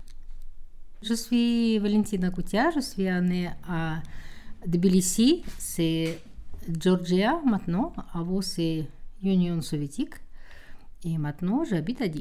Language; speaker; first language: French; non-native, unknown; Russian